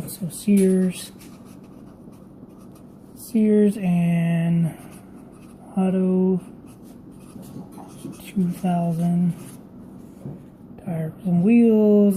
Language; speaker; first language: English; native; English